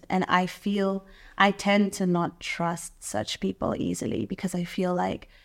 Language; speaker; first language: English; non-native, local second language; German